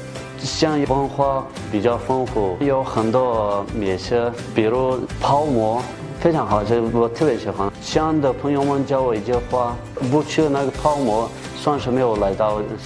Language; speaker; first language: Chinese; non-native, fluent; Tajik